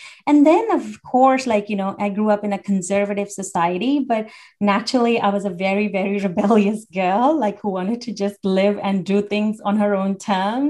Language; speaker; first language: English; non-native, local second language; Hindi